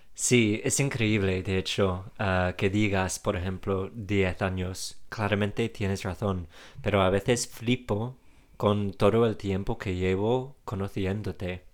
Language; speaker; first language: Spanish; non-native, fluent; English